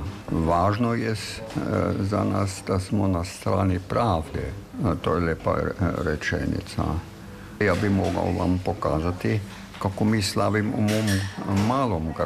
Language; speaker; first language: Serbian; non-native, fluent; German